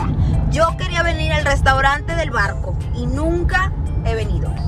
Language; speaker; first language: Spanish; native; Spanish